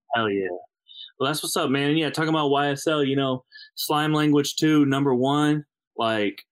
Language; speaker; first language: English; native; English